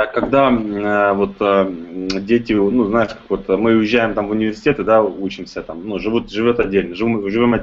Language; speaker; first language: Russian; native; Russian